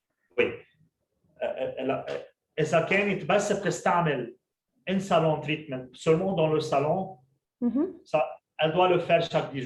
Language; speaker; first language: French; non-native, local second language; Arabic